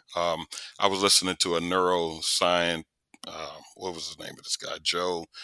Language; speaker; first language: English; native; English